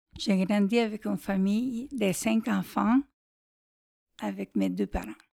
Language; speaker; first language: French; non-native, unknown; Spanish